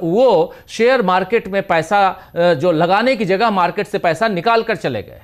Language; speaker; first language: Hindi; native; Hindi